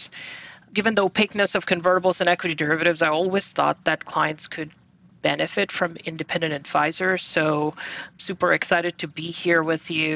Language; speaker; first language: English; non-native, local second language; Bangla